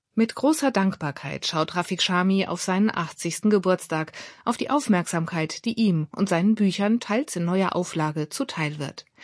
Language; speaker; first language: German; native; German